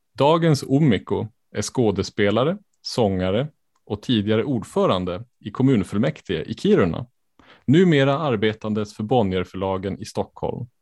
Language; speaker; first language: Swedish; native; Swedish